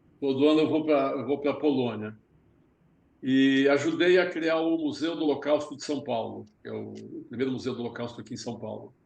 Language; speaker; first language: Portuguese; early bilingual, other home language; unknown